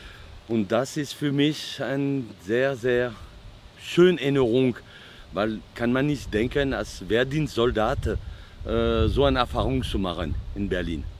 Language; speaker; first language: German; non-native, fluent; French